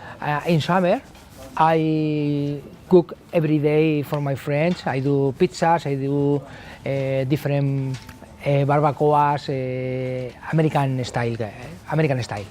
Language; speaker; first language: English; non-native, learner; Spanish